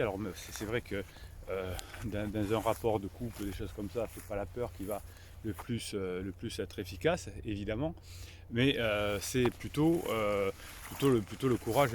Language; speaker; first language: French; native; French